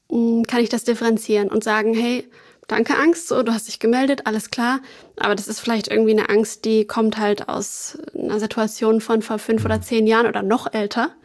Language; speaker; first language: German; native; German